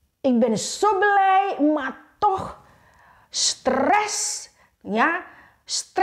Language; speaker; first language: Dutch; non-native, learner; Indonesian